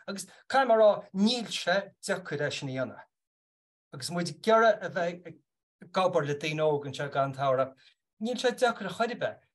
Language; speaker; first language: Irish; native; Irish